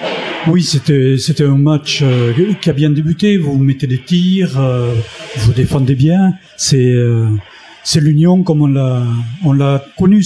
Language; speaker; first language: French; native; French